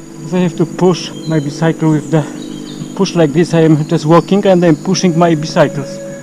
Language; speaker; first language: English; non-native, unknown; Polish